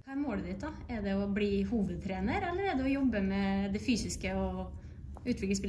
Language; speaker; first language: Norwegian; native; Norwegian